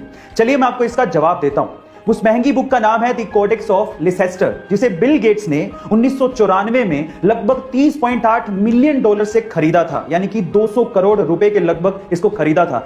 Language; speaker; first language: Hindi; native; Hindi